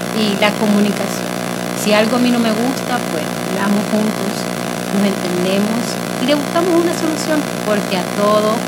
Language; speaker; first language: Spanish; native; Spanish